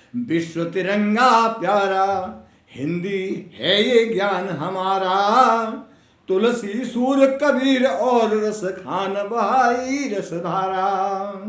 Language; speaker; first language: Hindi; native; Hindi